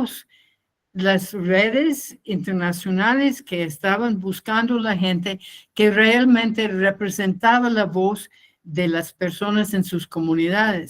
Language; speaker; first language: Spanish; non-native, fluent; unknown